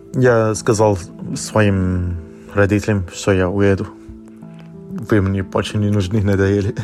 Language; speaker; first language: Russian; non-native, fluent; Arabic